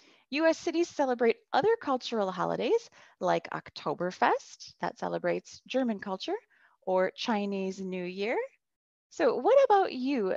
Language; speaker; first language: English; native; English